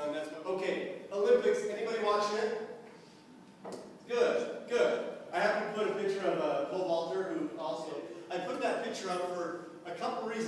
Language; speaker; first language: English; native; English